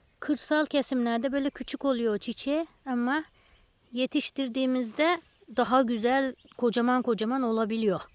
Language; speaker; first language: Turkish; native; Turkish